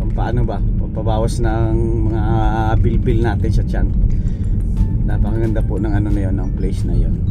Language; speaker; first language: Filipino; native; Filipino